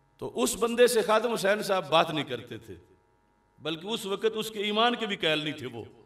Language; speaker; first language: Urdu; non-native, local second language; Punjabi